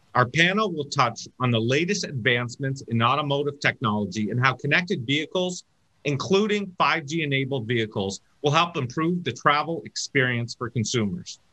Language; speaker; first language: English; native; English